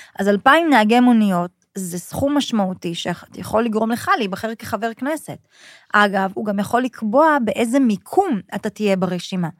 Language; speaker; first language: Hebrew; native; Hebrew